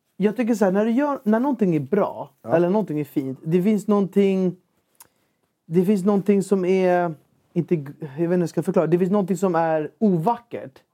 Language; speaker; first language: Swedish; native; Swedish